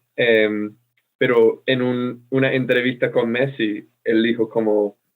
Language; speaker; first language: Spanish; non-native, fluent; English